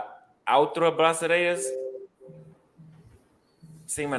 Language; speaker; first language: Portuguese; non-native, learner; English